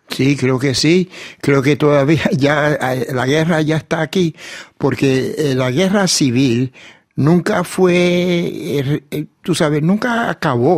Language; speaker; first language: Spanish; early bilingual, heritage; Spanish